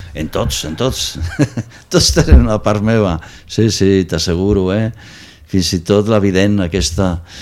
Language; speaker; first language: Catalan; non-native, local second language; Spanish